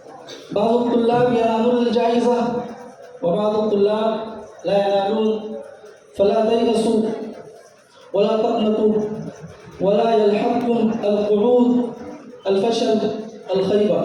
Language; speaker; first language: Arabic; non-native, fluent; Urdu